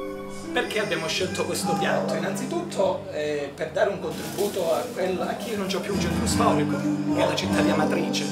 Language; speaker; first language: Italian; native; Italian